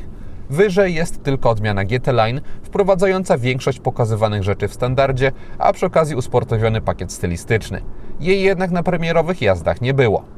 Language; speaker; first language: Polish; native; Polish